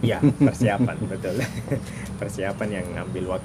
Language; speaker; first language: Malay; non-native, fluent; Arabic